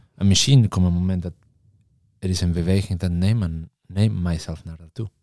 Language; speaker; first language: Dutch; non-native, fluent; Spanish